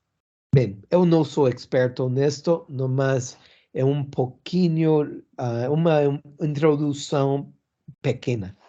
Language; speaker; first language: Portuguese; non-native, learner; English